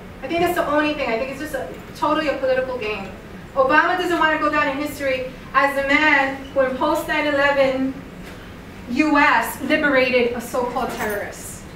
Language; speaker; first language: English; early bilingual, other home language; Spanish